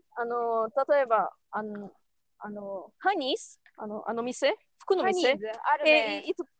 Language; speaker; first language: Japanese; non-native, learner; Portuguese